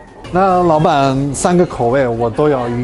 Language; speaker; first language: Chinese; non-native, fluent; English